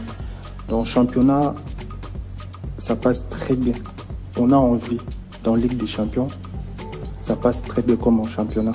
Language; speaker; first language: French; non-native, local second language; Lingala